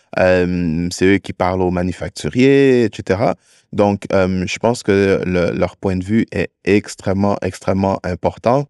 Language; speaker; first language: French; native; French